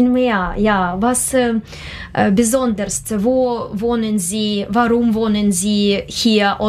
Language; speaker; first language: German; non-native, learner; Russian